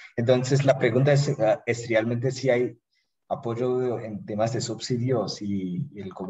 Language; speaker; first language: Spanish; non-native, fluent; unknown